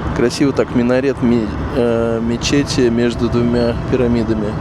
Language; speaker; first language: Russian; native; Russian